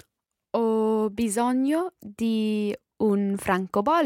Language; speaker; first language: Italian; non-native, learner; English